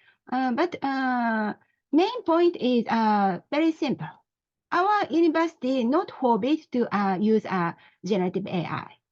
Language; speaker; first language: English; non-native, learner; Japanese